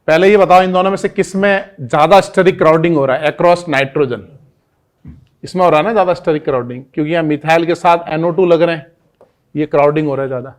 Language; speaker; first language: Hindi; native; Hindi